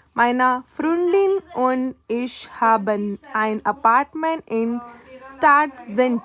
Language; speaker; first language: German; non-native, learner; Hindi